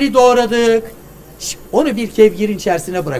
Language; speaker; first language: Turkish; native; Turkish